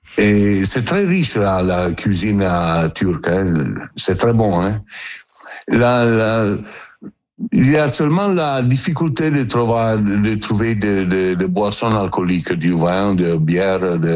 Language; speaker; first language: French; non-native, learner; Italian